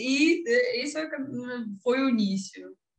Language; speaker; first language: Portuguese; non-native, learner; Russian